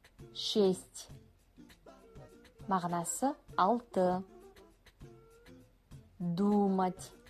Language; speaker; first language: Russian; non-native, fluent; Kazakh